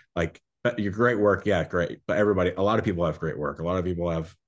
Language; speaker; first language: English; native; English